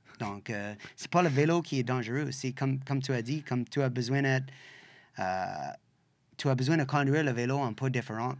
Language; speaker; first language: French; non-native, local second language; English